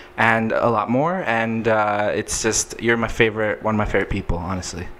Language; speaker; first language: English; native; English